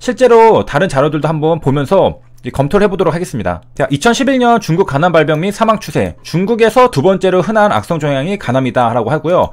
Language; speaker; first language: Korean; native; Korean